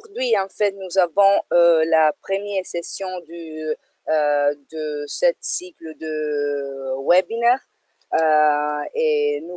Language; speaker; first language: French; non-native, fluent; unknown